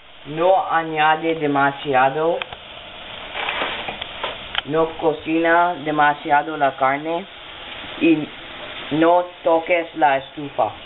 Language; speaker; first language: Spanish; non-native, learner; English